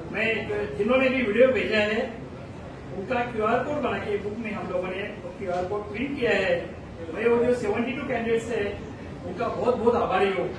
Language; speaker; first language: Hindi; non-native, local second language; Marathi